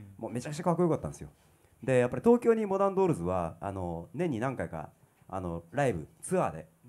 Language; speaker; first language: Japanese; native; Japanese